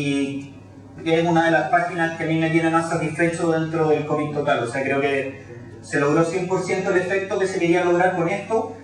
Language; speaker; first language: Spanish; native; Spanish